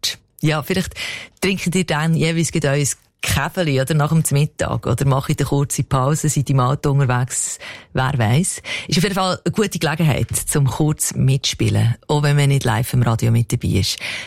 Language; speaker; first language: German; native; German